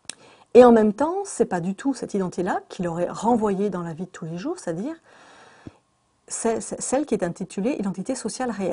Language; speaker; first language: French; native; French